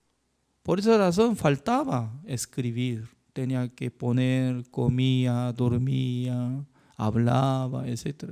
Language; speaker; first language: Spanish; non-native, learner; Korean